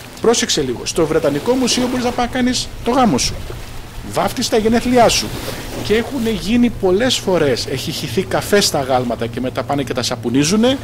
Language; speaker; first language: Greek; early bilingual, heritage; Greek